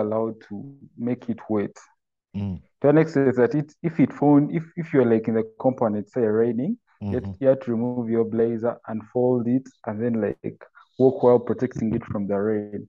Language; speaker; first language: English; non-native, local second language; Ganda